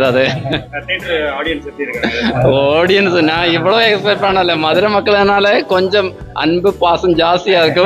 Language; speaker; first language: Tamil; non-native, learner; Malayalam